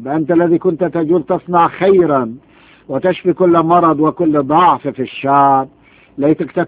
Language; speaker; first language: Arabic; native; Arabic